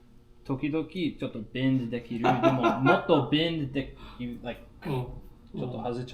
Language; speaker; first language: Japanese; non-native, learner; English